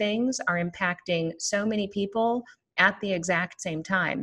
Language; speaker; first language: English; native; English